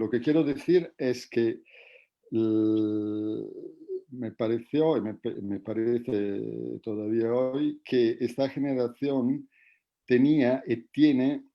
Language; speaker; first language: Spanish; non-native, fluent; Italian